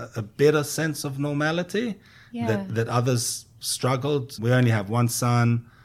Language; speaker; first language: English; non-native, fluent; Hebrew